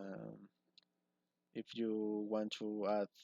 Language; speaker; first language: English; non-native, learner; Spanish